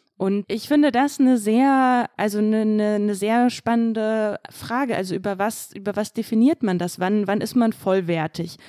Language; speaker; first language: German; early bilingual, other home language; Russian